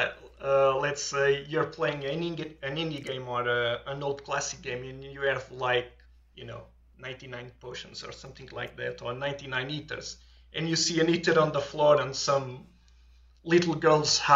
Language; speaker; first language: English; non-native, fluent; Portuguese